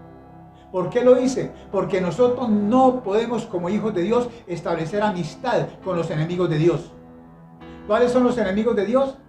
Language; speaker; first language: Spanish; native; Spanish